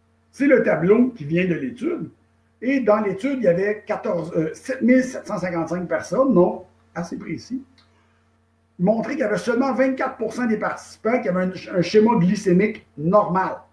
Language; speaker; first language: French; native; French